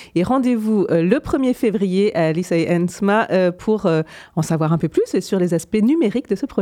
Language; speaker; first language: French; native; French